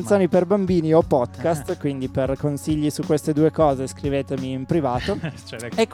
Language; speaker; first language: Italian; native; Italian